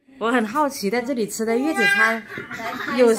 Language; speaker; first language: Chinese; native; Chinese